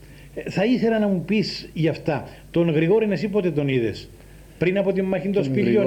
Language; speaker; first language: Greek; native; Greek